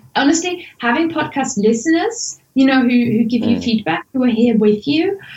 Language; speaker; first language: English; non-native, fluent; German